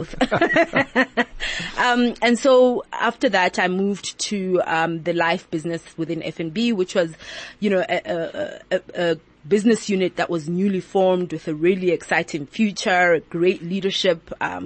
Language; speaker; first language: English; non-native, local second language; Southern Sotho